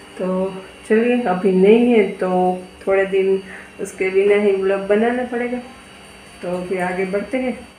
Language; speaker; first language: Hindi; non-native, local second language; Gujarati